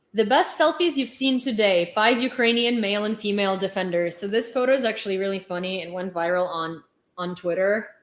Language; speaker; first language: English; non-native, fluent; Ukrainian